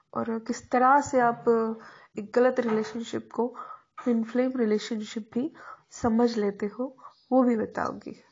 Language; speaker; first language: Hindi; non-native, local second language; Marathi